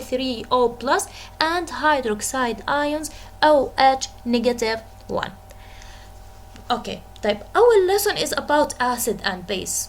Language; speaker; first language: English; non-native, fluent; Arabic